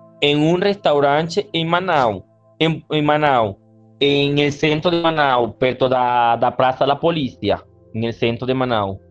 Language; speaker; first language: Portuguese; non-native, learner; Spanish